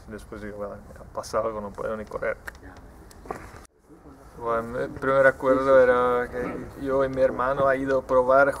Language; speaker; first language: Spanish; non-native, fluent; Czech